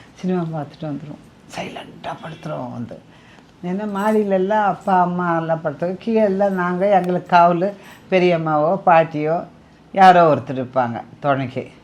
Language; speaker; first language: Tamil; non-native, local second language; Telugu